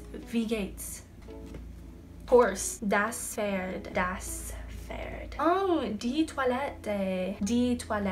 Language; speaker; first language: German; non-native, learner; English